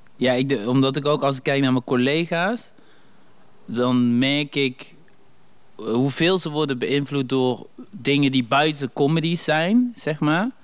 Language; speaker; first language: Dutch; early bilingual, other home language; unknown